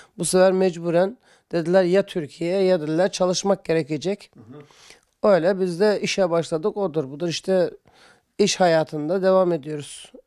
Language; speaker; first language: Turkish; native; Turkish